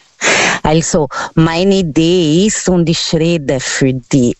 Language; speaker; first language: German; non-native, learner; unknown